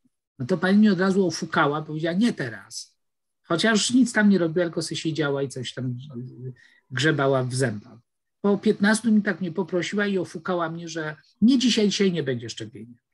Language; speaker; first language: Polish; native; Polish